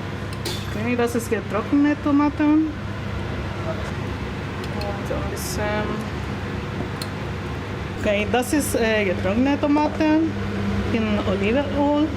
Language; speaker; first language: German; non-native, learner; Spanish